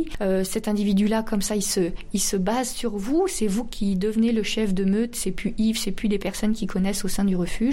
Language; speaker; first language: French; native; French